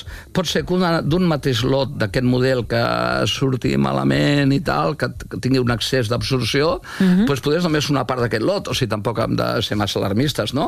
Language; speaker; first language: Catalan; native; Catalan